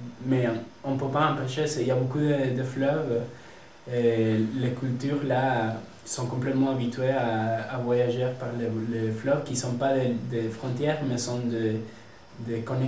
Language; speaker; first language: French; non-native, fluent; Spanish